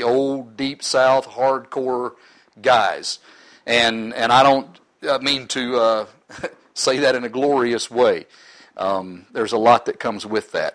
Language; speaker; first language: English; native; English